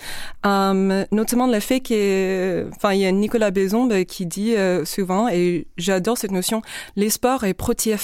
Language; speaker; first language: French; non-native, fluent; English